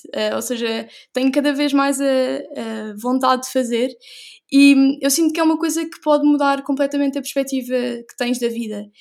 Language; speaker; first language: Portuguese; native; Portuguese